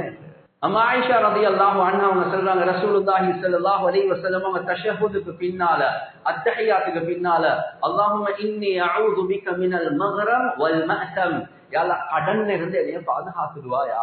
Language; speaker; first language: Tamil; native; Tamil